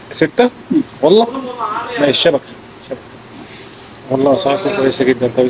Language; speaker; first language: Arabic; native; Arabic